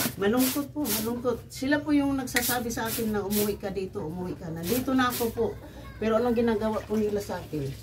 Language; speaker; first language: Filipino; non-native, local second language; Cebuano